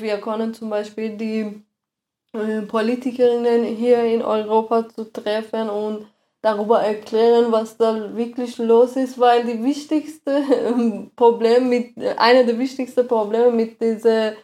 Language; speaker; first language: German; non-native, fluent; Persian